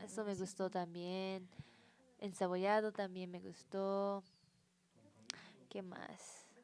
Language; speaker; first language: Spanish; non-native, learner; Japanese